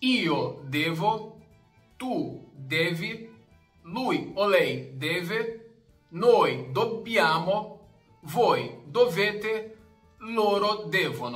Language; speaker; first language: Italian; non-native, fluent; Portuguese